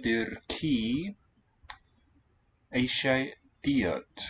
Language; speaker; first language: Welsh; non-native, learner; English